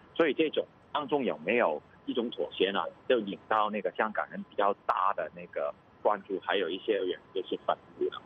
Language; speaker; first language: Chinese; non-native, local second language; Cantonese